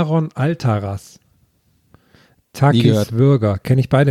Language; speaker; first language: German; native; German